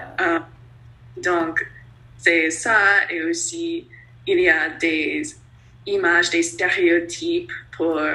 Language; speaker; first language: French; non-native, learner; English